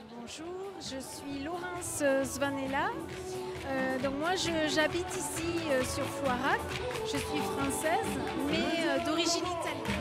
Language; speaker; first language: French; native; French